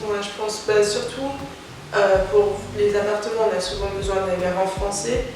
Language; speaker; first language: French; non-native, local second language; Luxembourgish